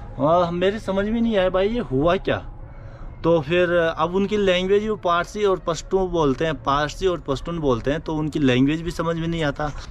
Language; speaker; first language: Hindi; native; Hindi